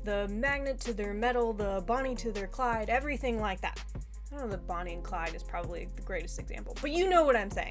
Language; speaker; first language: English; native; English